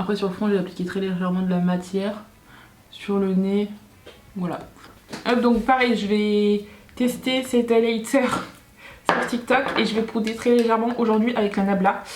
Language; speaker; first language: French; native; French